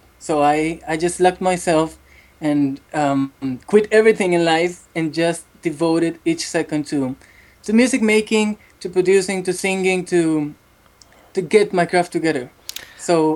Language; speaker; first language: English; non-native, fluent; Spanish